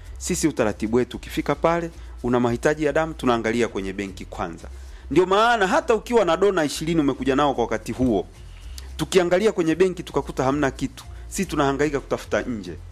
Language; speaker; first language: Swahili; native; Swahili